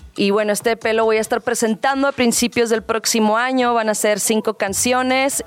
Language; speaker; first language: Spanish; native; Spanish